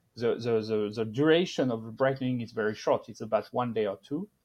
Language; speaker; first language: English; non-native, fluent; French